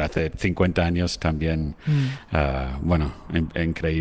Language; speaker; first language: Spanish; non-native, fluent; English